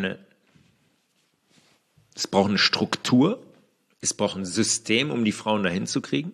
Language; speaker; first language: German; native; German